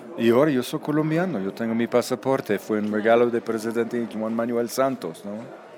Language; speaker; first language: Spanish; non-native, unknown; English